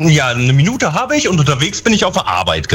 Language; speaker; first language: German; native; German